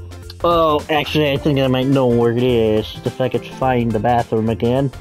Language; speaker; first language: English; native; English